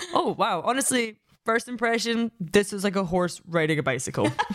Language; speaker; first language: English; native; English